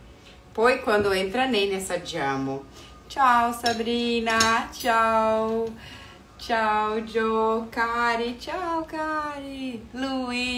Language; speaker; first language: Italian; non-native, fluent; Portuguese